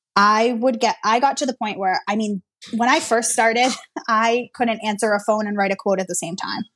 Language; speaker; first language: English; native; English